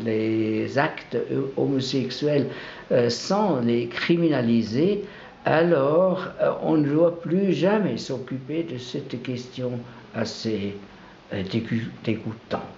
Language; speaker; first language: French; non-native, local second language; German